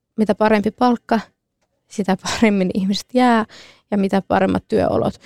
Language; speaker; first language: Finnish; early bilingual, other home language; Kurdish